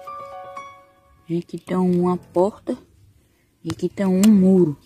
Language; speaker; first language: Portuguese; native; Portuguese